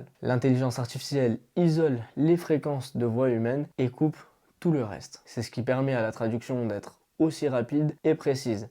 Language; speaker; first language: French; native; French